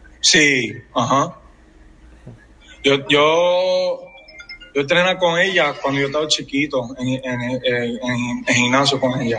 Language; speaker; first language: Spanish; early bilingual, heritage; English